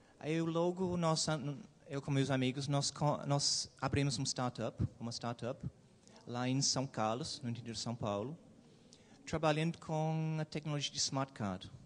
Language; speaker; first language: Portuguese; non-native, fluent; English